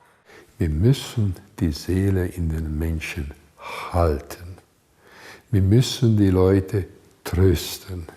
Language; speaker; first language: German; non-native, fluent; Hungarian